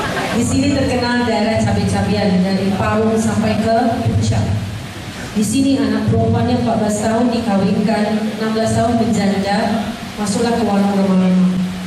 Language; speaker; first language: Indonesian; non-native, fluent; Malay